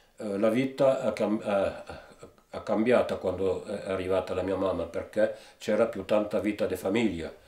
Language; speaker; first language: Italian; early bilingual, heritage; Italian